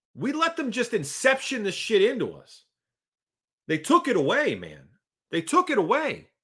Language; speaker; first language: English; early bilingual, other home language; Hungarian